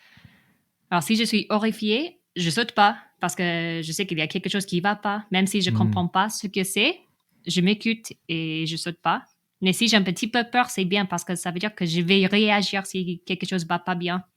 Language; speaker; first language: French; non-native, fluent; English